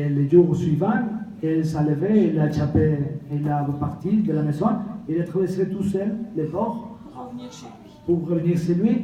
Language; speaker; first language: French; non-native, fluent; Spanish